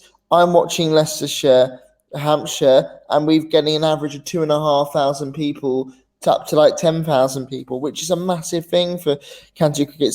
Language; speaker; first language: English; native; English